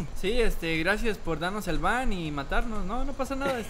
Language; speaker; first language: Spanish; native; Spanish